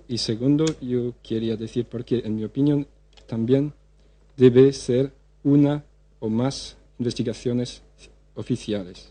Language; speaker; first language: Spanish; non-native, fluent; French